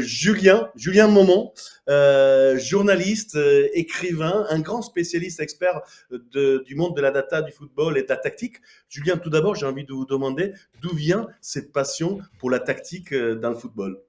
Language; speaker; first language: French; native; French